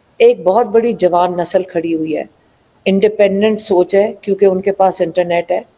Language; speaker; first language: Urdu; native; Urdu